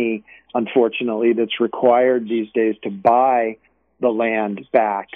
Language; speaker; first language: English; native; English